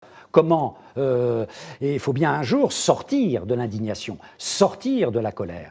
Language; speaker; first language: French; native; French